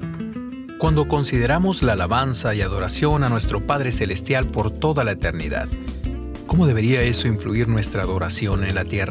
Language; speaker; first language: Spanish; native; Spanish